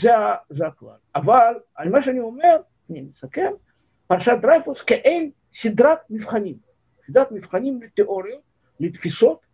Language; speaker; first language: Hebrew; non-native, fluent; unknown